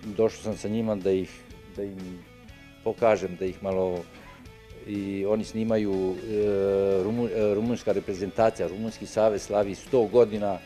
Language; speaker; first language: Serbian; early bilingual, heritage; Serbian